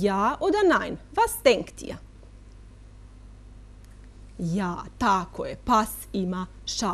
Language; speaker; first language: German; non-native, fluent; Bosnian